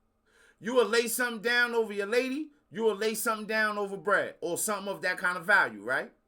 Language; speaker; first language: English; native; English